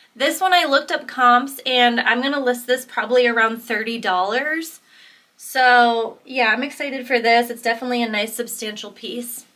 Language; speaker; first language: English; native; English